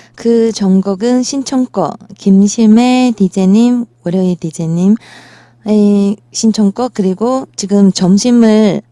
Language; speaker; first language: Korean; non-native, fluent; Chinese